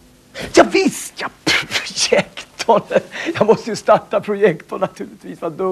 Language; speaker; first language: Swedish; native; Swedish